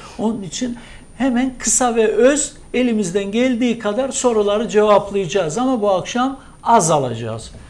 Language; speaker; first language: Turkish; native; Turkish